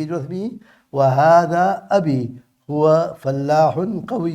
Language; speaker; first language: Arabic; non-native, fluent; English